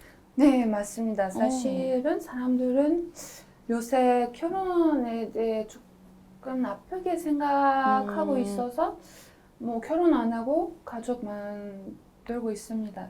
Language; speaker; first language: Korean; non-native, fluent; French